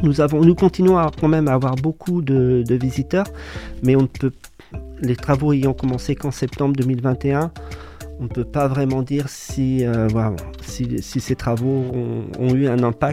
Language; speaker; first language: French; native; French